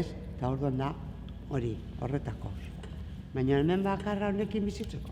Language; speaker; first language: Basque; non-native, local second language; Spanish